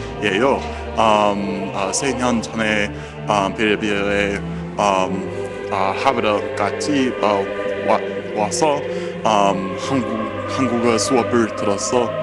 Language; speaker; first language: Korean; non-native, learner; English